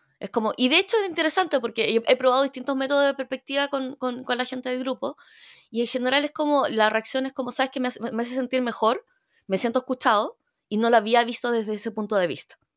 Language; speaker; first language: Spanish; early bilingual, other home language; Korean